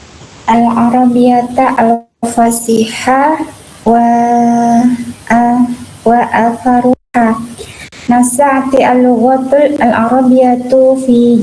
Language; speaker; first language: Arabic; non-native, learner; Indonesian